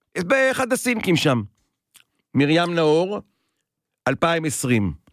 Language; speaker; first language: Hebrew; native; Hebrew